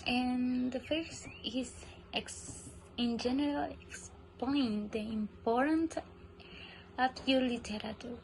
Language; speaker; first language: English; non-native, learner; Spanish